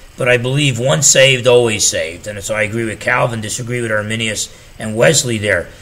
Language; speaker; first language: English; native; English